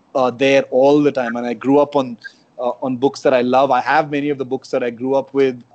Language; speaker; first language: English; non-native, local second language; Konkani